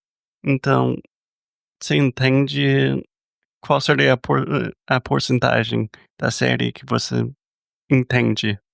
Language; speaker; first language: Portuguese; non-native, fluent; English